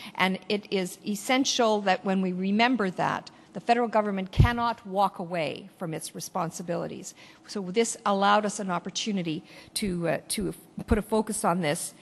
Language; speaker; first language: English; native; English